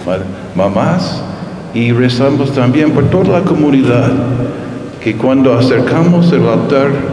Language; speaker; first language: Spanish; non-native, fluent; English